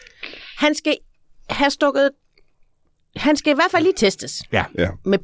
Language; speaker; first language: Danish; native; Danish